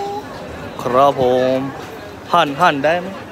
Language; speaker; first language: Thai; non-native, fluent; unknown